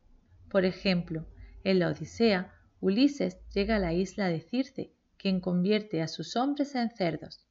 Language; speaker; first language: Spanish; native; Spanish